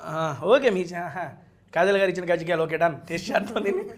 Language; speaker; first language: Telugu; native; Telugu